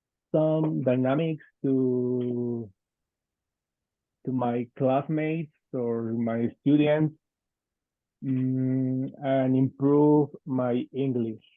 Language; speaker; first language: English; non-native, fluent; Spanish